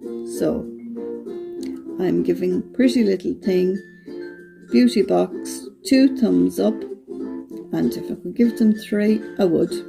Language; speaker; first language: English; native; English